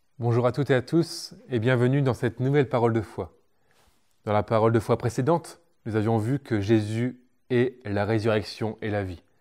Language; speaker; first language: French; native; French